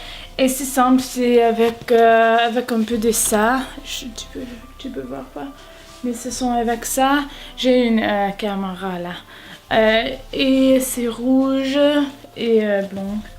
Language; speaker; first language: French; non-native, learner; English